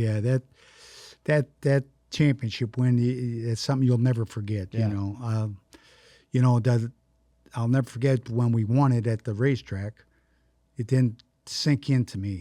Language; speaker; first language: English; native; English